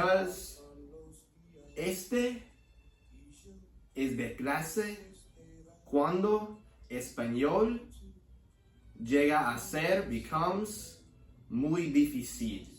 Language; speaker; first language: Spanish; non-native, fluent; English